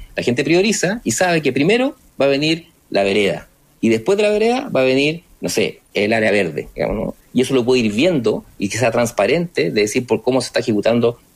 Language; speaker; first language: Spanish; native; Spanish